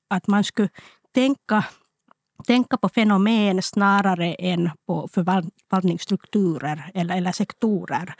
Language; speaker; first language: Swedish; non-native, local second language; Finnish